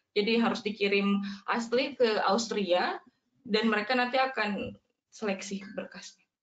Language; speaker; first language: Indonesian; native; Indonesian